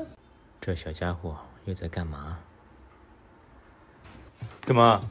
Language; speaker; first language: Chinese; native; Chinese